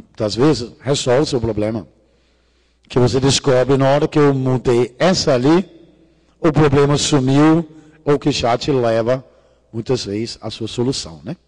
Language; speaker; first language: Portuguese; non-native, fluent; Danish